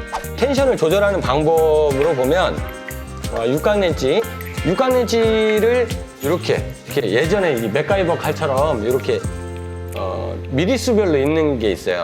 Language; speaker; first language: Korean; native; Korean